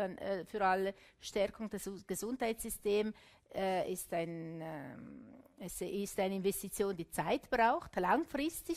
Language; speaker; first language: German; non-native, local second language; Italian